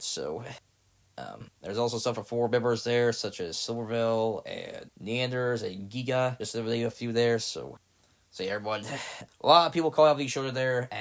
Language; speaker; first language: English; native; English